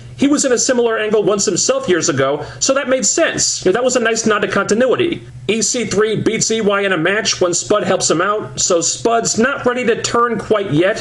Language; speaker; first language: English; native; English